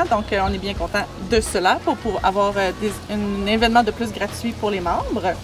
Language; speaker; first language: French; native; French